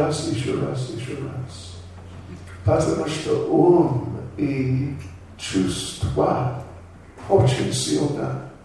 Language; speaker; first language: Russian; non-native, learner; English